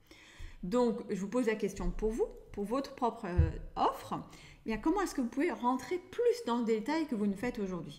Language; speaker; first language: French; native; French